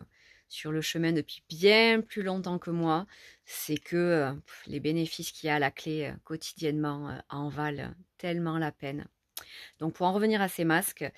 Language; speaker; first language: French; native; French